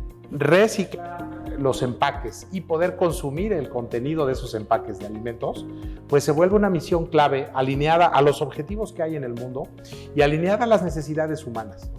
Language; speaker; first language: Spanish; native; Spanish